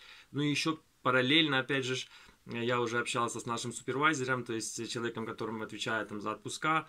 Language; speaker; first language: Russian; native; Russian